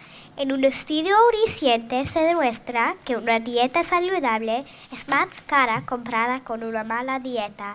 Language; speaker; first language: Spanish; non-native, learner; English